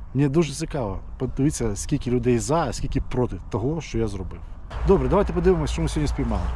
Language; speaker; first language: Ukrainian; non-native, local second language; Russian